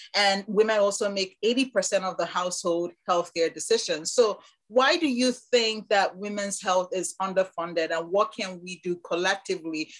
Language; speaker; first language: English; non-native, local second language; Igbo